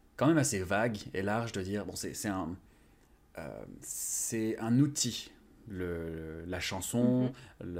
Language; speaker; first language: French; native; French